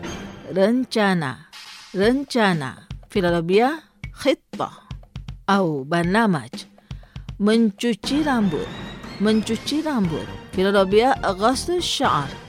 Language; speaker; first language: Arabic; non-native, fluent; Indonesian